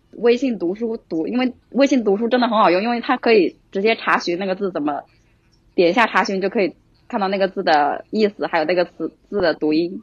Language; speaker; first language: Chinese; native; Chinese